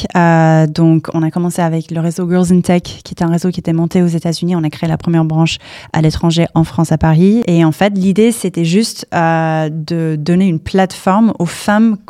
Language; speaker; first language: French; non-native, fluent; English